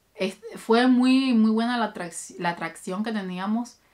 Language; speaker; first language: Spanish; native; Spanish